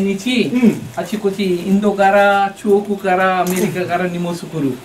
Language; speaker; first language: Japanese; non-native, learner; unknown